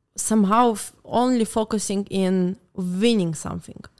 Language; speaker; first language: English; non-native, fluent; Russian